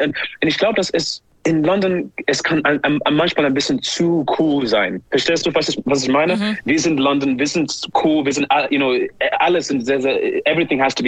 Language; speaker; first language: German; non-native, learner; English